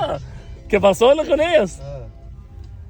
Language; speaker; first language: Spanish; non-native, learner; Albanian